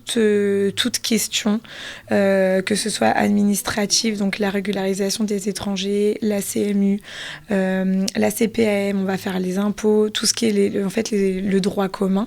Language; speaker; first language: French; native; French